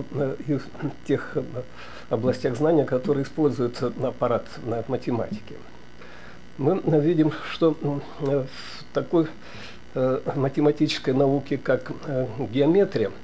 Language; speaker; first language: Russian; native; Russian